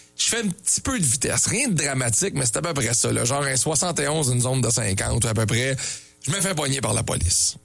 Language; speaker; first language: French; native; French